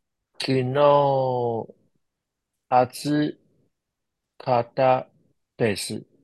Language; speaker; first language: Japanese; non-native, learner; Chinese